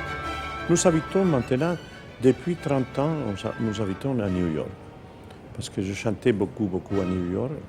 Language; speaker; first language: French; non-native, fluent; Spanish